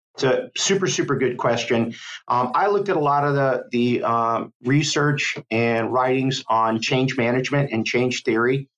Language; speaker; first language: English; native; English